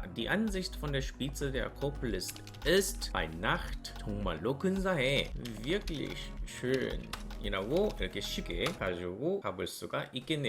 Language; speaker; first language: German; non-native, fluent; Korean